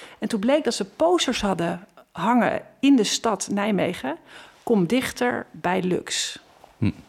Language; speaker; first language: Dutch; native; Dutch